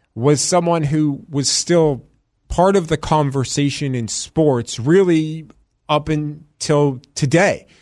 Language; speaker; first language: English; native; English